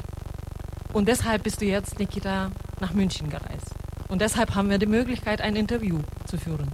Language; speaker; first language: German; non-native, fluent; Russian